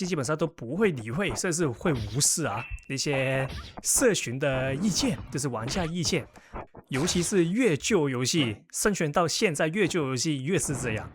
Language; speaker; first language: Chinese; non-native, local second language; Cantonese